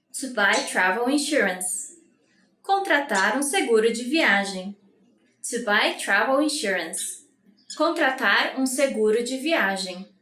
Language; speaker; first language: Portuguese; native; Portuguese